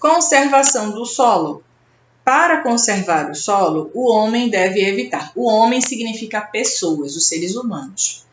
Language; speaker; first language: Portuguese; native; Portuguese